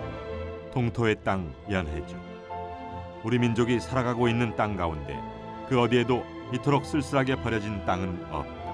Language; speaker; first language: Korean; native; Korean